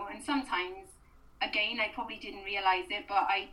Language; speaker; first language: English; native; English